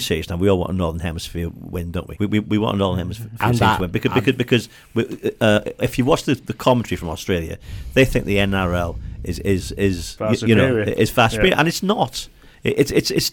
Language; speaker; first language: English; native; English